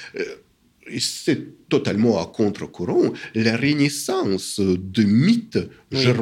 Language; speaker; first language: French; non-native, fluent; Russian